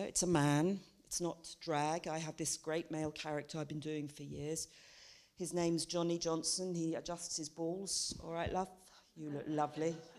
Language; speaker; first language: English; native; English